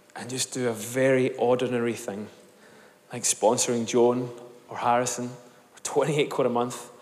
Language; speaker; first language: English; native; English